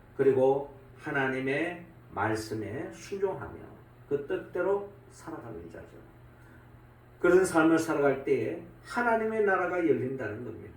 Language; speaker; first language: Korean; native; Korean